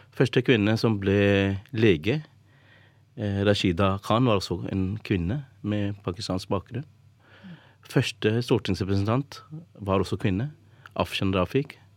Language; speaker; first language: Norwegian; early bilingual, other home language; Urdu